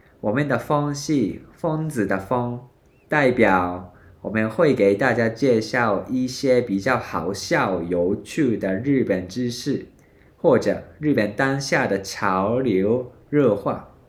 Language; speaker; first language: Chinese; non-native, fluent; Japanese